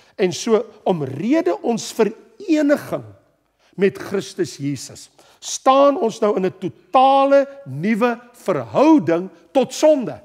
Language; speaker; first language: Afrikaans; native; Afrikaans